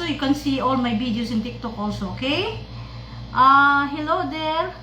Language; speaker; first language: English; non-native, local second language; Filipino